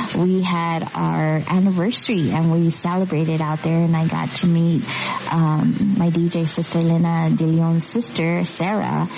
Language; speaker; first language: English; early bilingual, other home language; Spanish